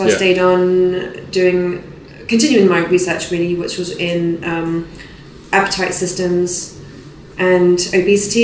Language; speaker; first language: English; native; English